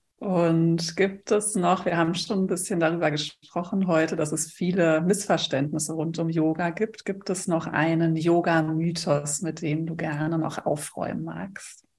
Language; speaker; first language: German; native; German